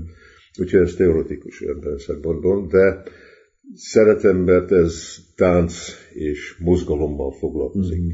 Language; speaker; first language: Hungarian; early bilingual, heritage; Hungarian